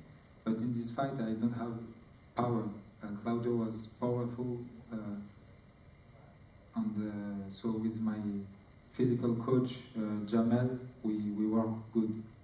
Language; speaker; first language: English; non-native, learner; French